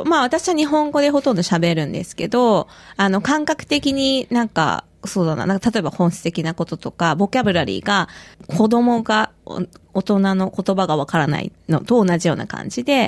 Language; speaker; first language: Japanese; native; Japanese